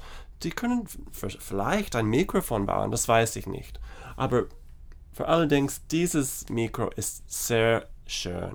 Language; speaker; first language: German; non-native, learner; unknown